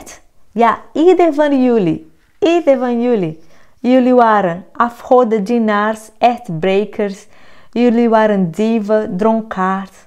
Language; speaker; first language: Dutch; non-native, fluent; Portuguese